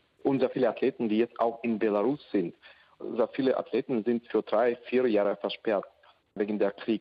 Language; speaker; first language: German; non-native, fluent; Russian